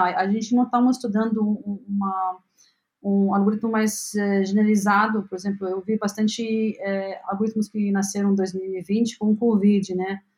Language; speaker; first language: Portuguese; non-native, fluent; Arabic